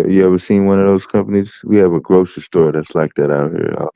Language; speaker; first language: English; native; English